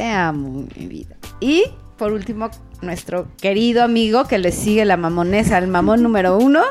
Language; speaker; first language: Spanish; native; Spanish